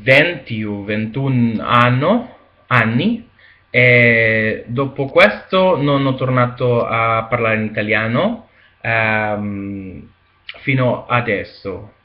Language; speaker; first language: Italian; non-native, learner; Spanish